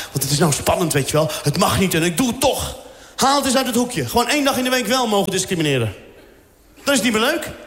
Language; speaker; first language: Dutch; early bilingual, other home language; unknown